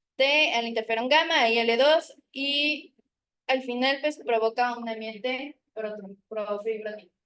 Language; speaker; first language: Spanish; native; Spanish